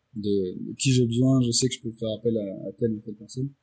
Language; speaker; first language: French; native; French